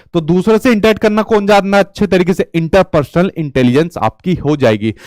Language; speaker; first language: Hindi; native; Hindi